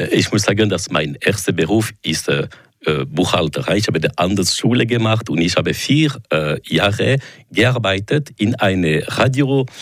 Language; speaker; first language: German; non-native, local second language; French